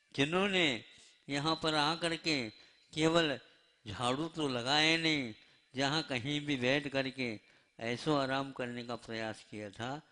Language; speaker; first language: Hindi; non-native, local second language; Kannada